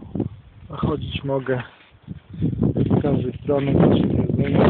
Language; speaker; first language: Polish; native; Polish